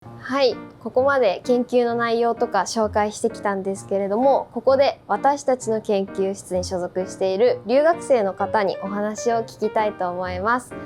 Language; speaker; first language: Japanese; native; Japanese